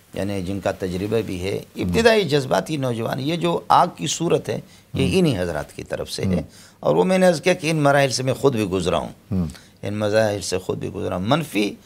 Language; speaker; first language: Urdu; non-native, local second language; Brahui